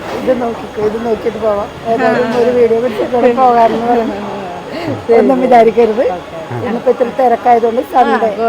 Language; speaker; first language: Malayalam; non-native, learner; Nepali